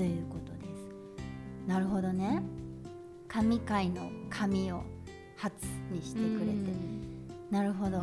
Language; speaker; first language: Japanese; native; Japanese